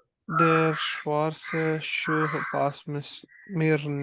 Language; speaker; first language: German; non-native, learner; Malayalam